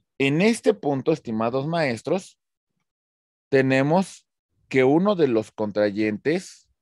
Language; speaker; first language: Spanish; native; Spanish